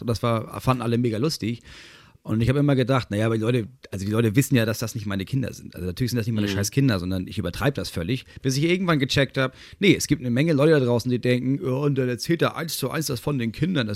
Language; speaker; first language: German; native; German